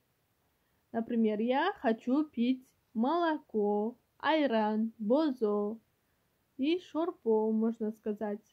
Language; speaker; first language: Russian; non-native, local second language; Kyrgyz